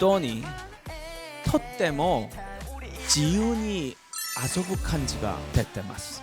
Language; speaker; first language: Japanese; non-native, learner; Korean